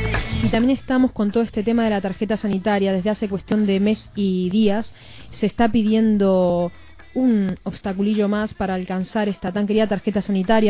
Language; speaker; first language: Spanish; native; Spanish